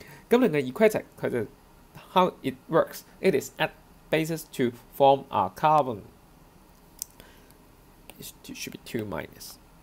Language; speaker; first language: English; non-native, local second language; Cantonese